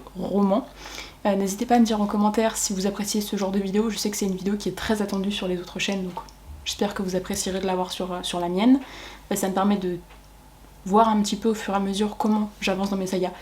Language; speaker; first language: French; native; French